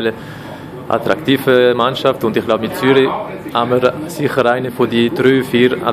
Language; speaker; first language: German; non-native, local second language; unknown